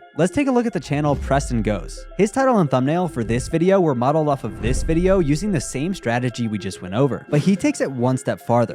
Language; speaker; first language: English; native; English